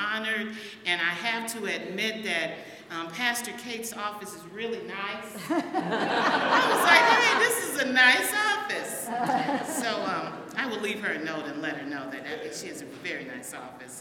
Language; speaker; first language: English; native; English